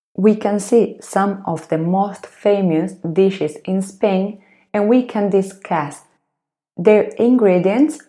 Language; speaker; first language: English; non-native, fluent; Spanish